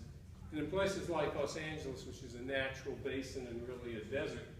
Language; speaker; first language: English; native; English